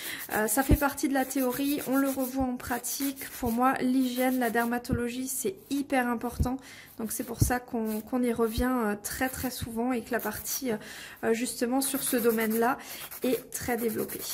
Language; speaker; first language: French; native; French